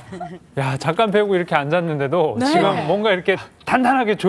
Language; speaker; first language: Korean; native; Korean